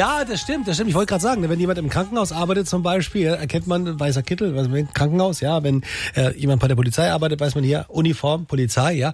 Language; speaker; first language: German; native; German